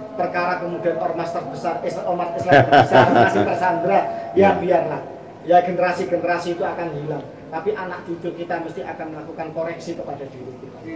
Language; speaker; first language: Indonesian; non-native, local second language; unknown